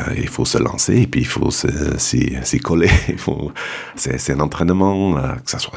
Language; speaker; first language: French; non-native, fluent; English